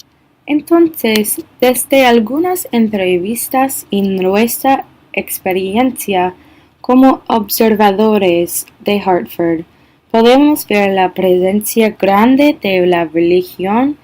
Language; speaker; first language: Spanish; non-native, learner; English